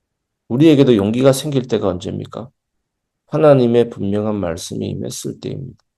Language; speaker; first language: Korean; native; Korean